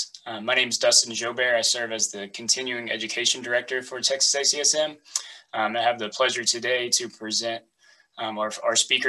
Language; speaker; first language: English; native; English